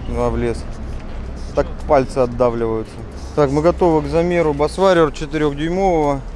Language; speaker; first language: Russian; native; Russian